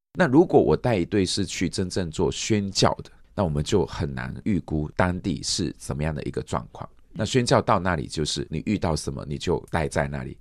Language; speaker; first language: Chinese; native; Chinese